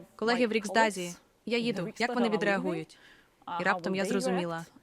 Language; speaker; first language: Ukrainian; non-native, fluent; Swedish